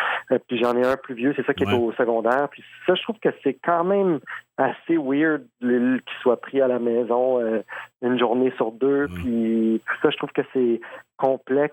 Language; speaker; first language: French; native; French